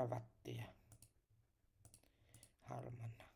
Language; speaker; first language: Finnish; non-native, learner; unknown